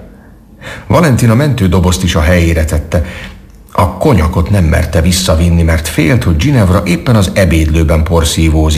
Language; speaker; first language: Hungarian; native; Hungarian